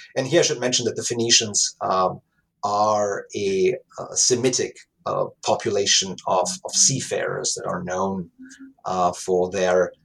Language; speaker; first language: English; non-native, fluent; Italian